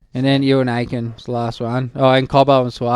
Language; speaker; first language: English; native; English